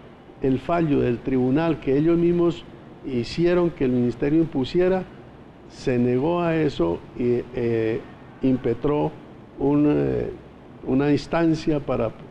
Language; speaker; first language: Spanish; native; Spanish